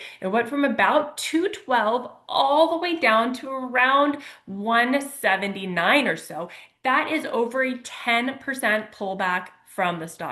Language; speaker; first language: English; native; English